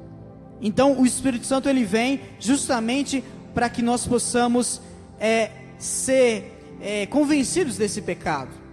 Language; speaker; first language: Portuguese; native; Portuguese